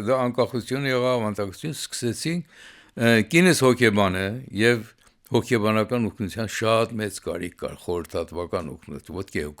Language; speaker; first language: Armenian; early bilingual, heritage; Armenian